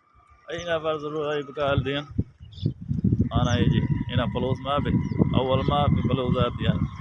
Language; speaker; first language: Arabic; non-native, learner; Saraiki